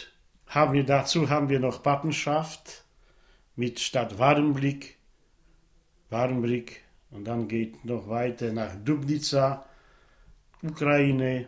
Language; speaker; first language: German; non-native, local second language; Polish